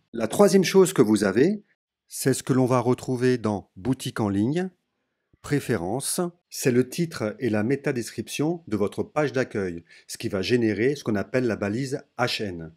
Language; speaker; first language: French; native; French